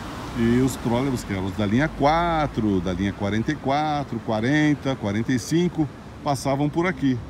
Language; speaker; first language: Portuguese; native; Portuguese